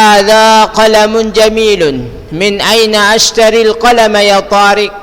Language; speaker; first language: Arabic; non-native, fluent; Indonesian